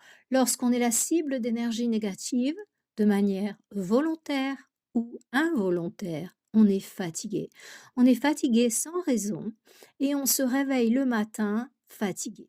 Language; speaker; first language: French; native; French